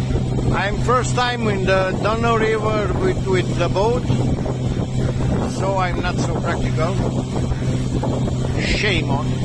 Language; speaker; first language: English; non-native, learner; Romanian